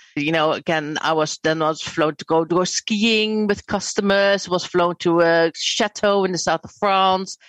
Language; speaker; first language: English; non-native, fluent; Dutch